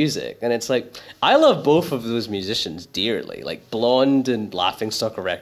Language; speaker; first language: English; native; English